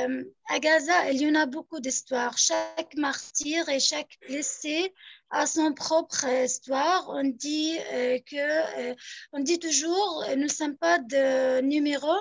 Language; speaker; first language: French; non-native, fluent; Arabic